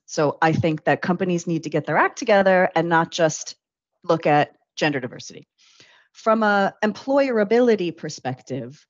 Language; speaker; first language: English; native; English